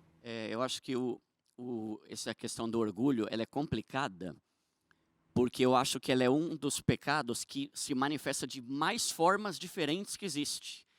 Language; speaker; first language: Portuguese; native; Portuguese